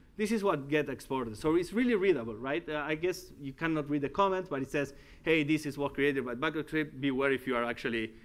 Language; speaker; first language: English; non-native, fluent; Spanish